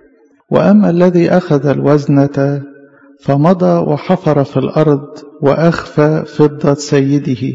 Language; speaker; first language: Arabic; native; Arabic